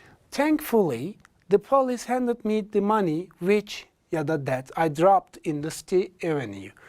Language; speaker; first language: English; non-native, fluent; Turkish